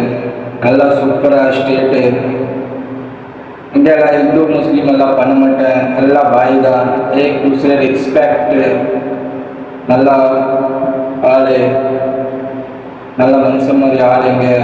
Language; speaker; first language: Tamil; non-native, local second language; Hindi